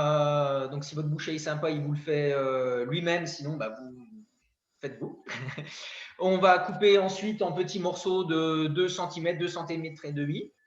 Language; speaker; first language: French; native; French